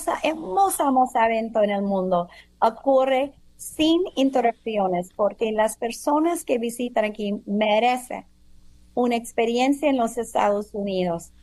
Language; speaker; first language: Spanish; non-native, fluent; English